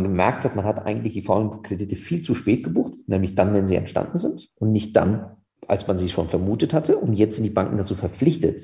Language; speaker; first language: German; native; German